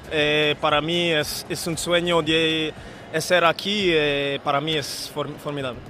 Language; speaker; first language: Spanish; non-native, learner; French